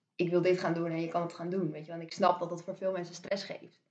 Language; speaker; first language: Dutch; native; Dutch